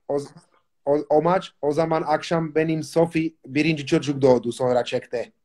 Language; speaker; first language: Turkish; non-native, learner; Slovak